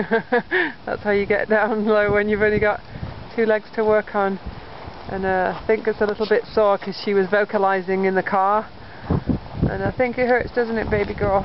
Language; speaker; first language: English; native; English